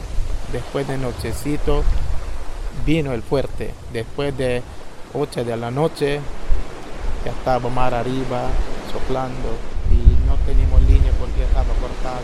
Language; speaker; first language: Spanish; non-native, local second language; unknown